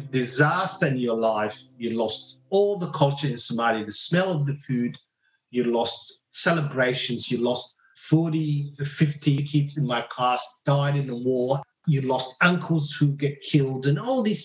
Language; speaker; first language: English; non-native, fluent; Somali